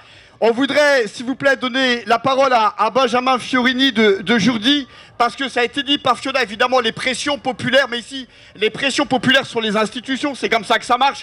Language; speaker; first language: French; native; French